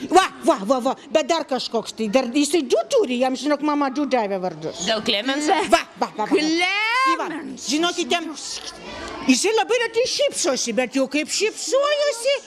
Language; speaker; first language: Lithuanian; native; Lithuanian